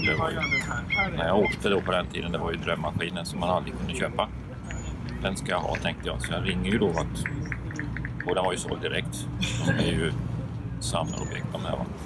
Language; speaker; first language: Swedish; native; Swedish